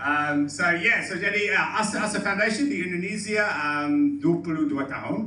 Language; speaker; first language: Indonesian; non-native, learner; English